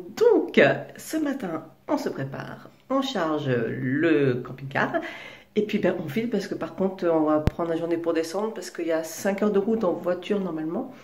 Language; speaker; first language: French; native; French